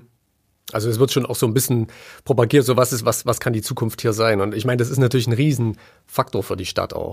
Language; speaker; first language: German; native; German